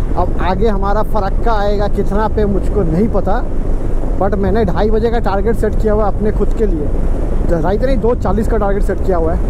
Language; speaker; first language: Hindi; non-native, local second language; Bangla